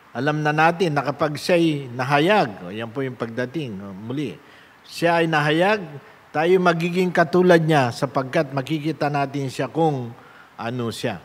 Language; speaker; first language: Filipino; native; Filipino